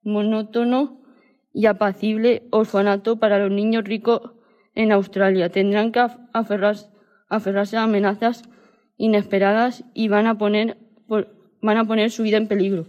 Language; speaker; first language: Spanish; native; Spanish